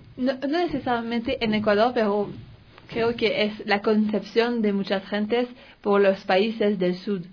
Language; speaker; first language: Spanish; non-native, learner; French